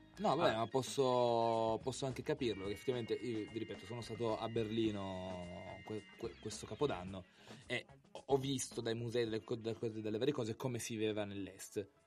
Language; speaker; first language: Italian; native; Italian